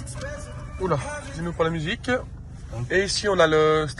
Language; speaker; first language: French; native; French